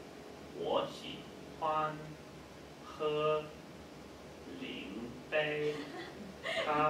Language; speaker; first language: Chinese; non-native, learner; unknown